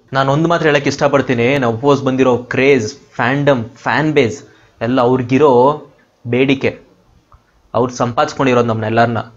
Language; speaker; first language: Kannada; non-native, local second language; Telugu